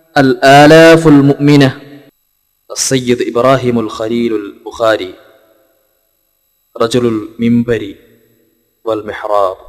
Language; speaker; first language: Arabic; non-native, fluent; Malayalam